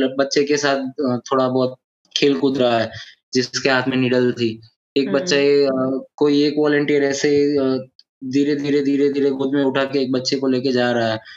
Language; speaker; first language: Hindi; non-native, local second language; Gujarati